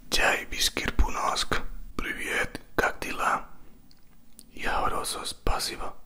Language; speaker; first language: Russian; non-native, learner; Spanish